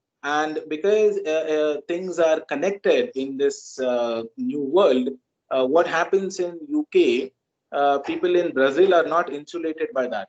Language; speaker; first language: English; non-native, local second language; Marathi